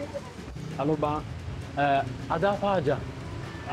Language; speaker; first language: Indonesian; non-native, learner; Italian